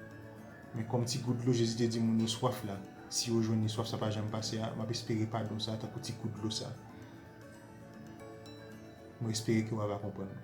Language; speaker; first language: French; non-native, local second language; Haitian Creole